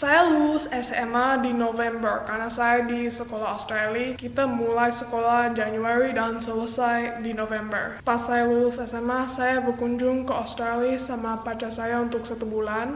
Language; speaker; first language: Indonesian; non-native, local second language; English